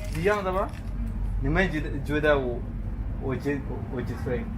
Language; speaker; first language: Chinese; non-native, learner; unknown